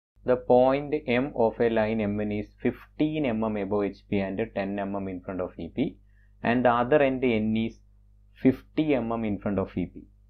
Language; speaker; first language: English; non-native, local second language; Malayalam